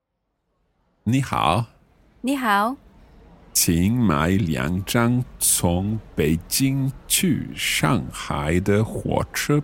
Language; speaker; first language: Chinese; non-native, learner; English